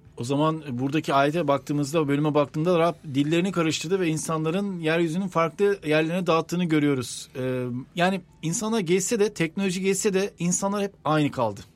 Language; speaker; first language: Turkish; native; Turkish